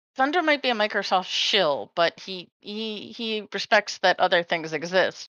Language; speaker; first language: English; native; English